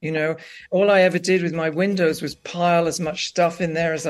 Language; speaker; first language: English; native; English